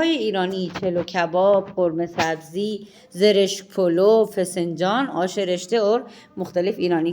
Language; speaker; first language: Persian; non-native, fluent; Urdu